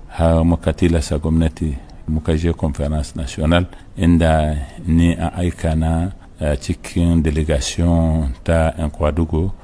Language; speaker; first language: Hausa; non-native, local second language; Arabic